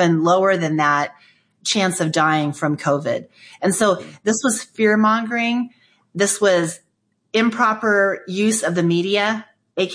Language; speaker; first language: English; native; English